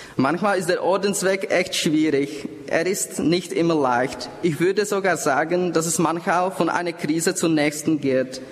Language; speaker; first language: German; non-native, fluent; Czech